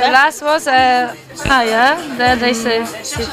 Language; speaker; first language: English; non-native, learner; German